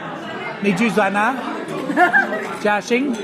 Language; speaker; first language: Chinese; non-native, learner; English